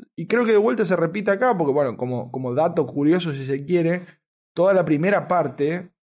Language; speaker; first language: Spanish; native; Spanish